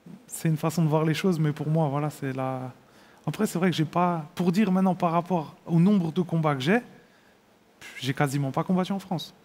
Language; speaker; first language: French; native; French